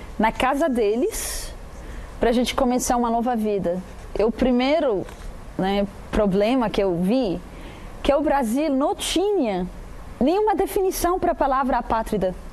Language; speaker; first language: Portuguese; non-native, fluent; Arabic